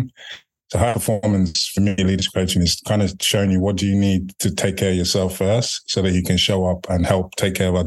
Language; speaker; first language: English; native; English